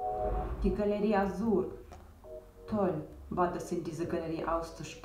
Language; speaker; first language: German; non-native, learner; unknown